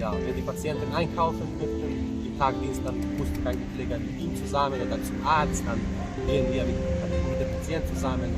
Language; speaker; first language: German; non-native, fluent; Serbian